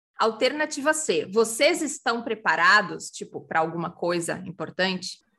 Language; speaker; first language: Portuguese; native; Portuguese